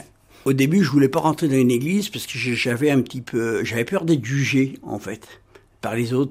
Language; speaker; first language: French; native; French